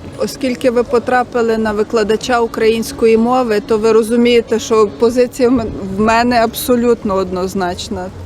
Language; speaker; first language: Ukrainian; non-native, local second language; Russian